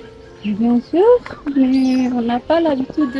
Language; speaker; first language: French; non-native, learner; Amharic